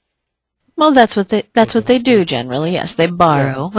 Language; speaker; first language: English; native; English